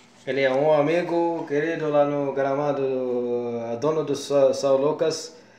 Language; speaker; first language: Portuguese; non-native, learner; Arabic